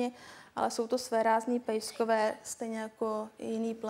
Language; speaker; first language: Czech; native; Czech